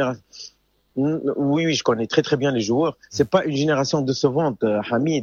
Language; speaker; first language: French; non-native, local second language; Arabic